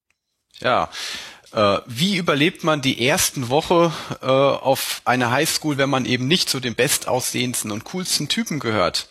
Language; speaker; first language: German; native; German